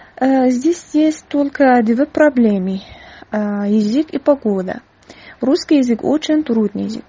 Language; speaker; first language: Russian; non-native, learner; Persian